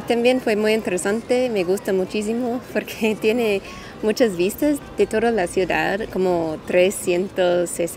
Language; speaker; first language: Spanish; non-native, learner; English